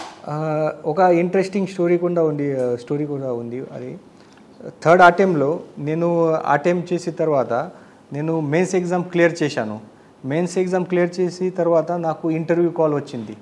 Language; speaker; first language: Telugu; non-native, learner; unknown